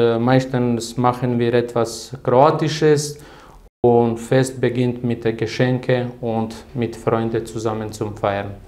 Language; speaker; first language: German; non-native, learner; Croatian